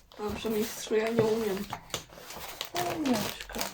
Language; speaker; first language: Polish; native; Polish